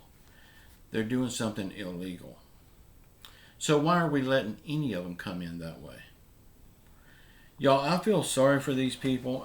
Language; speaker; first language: English; native; English